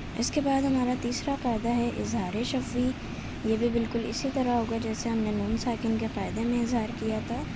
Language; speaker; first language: Urdu; native; Urdu